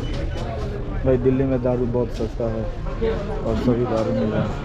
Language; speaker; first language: Hindi; non-native, local second language; Bangla